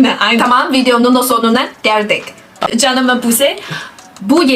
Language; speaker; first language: Turkish; non-native, learner; Chinese